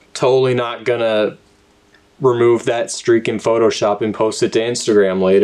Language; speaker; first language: English; native; English